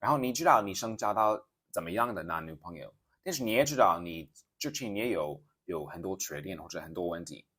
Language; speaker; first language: Chinese; non-native, fluent; English